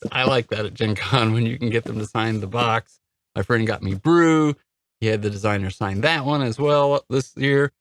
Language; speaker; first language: English; native; English